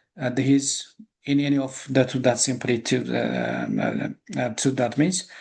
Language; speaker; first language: English; non-native, local second language; Amharic